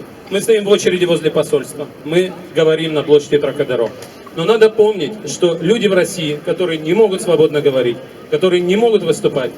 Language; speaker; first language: Russian; native; Russian